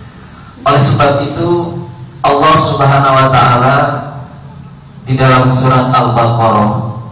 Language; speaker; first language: Indonesian; native; Indonesian